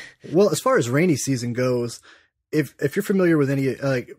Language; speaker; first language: English; native; English